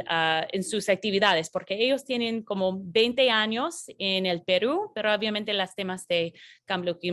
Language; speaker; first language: Spanish; non-native, fluent; English